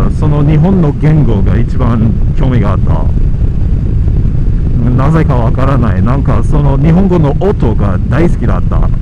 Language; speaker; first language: Japanese; non-native, learner; English